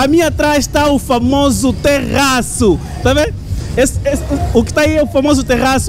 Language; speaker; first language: Portuguese; native; Portuguese